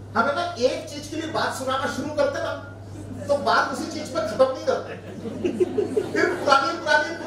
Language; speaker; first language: Hindi; non-native, local second language; Marathi